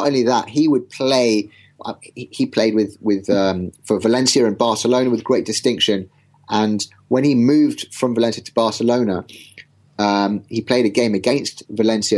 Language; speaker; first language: English; native; English